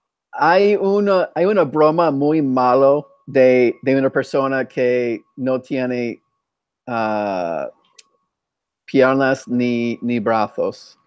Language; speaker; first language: Spanish; non-native, fluent; English